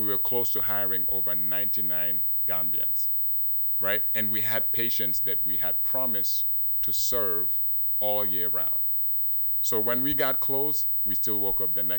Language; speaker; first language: English; non-native, local second language; Wolof